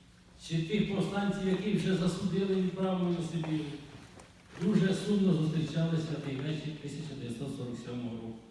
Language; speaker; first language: Ukrainian; native; Ukrainian